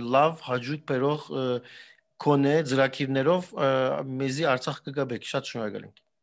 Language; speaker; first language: Armenian; early bilingual, heritage; Armenian